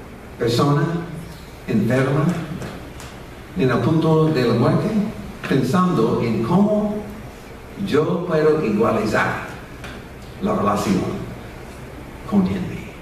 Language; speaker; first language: Spanish; non-native, fluent; English